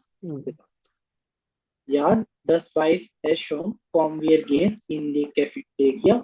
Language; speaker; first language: German; non-native, learner; Hindi